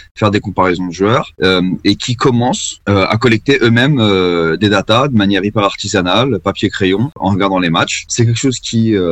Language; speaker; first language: French; native; French